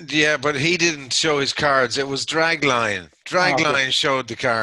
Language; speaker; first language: English; native; English